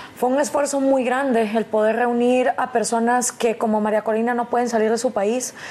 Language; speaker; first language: Spanish; native; Spanish